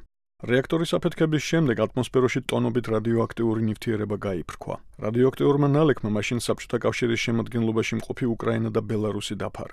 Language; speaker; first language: Georgian; native; Georgian